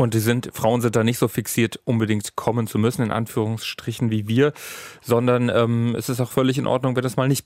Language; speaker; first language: German; native; German